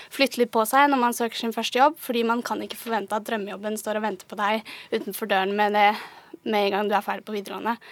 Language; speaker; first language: Norwegian; native; Norwegian